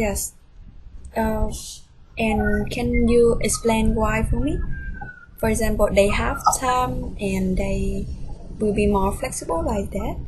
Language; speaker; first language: English; non-native, fluent; Vietnamese